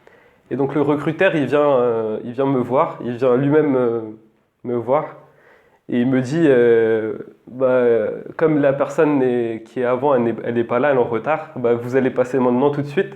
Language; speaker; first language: French; native; French